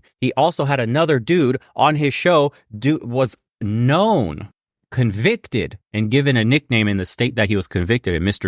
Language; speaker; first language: English; native; English